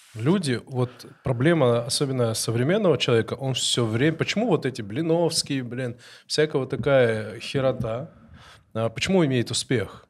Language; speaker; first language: Russian; non-native, local second language; Ossetic